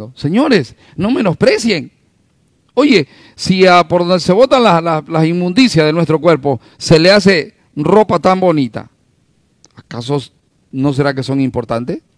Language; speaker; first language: Spanish; native; Spanish